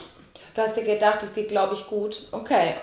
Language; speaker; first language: German; native; German